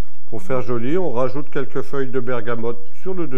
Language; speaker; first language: French; native; French